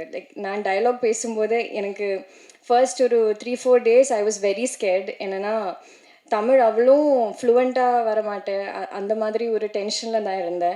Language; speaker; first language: Tamil; non-native, learner; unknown